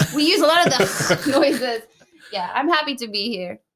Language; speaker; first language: English; native; English